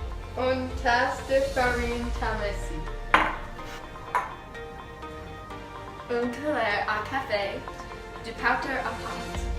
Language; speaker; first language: French; non-native, learner; English